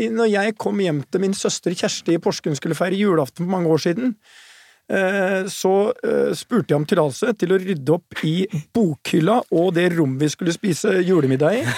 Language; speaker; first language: Norwegian; native; Norwegian